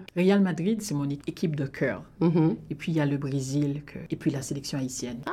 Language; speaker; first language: French; non-native, local second language; Haitian Creole